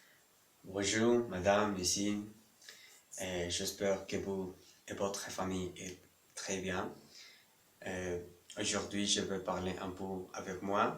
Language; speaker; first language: French; non-native, learner; Spanish